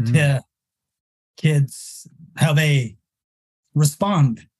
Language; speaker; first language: English; native; English